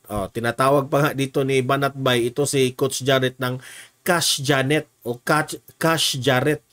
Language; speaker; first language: Filipino; non-native, local second language; Cebuano